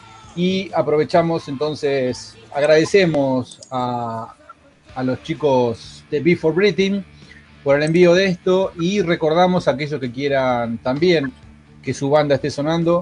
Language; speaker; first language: Spanish; native; Spanish